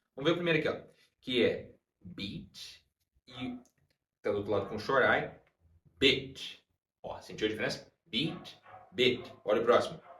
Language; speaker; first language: Portuguese; early bilingual, heritage; Portuguese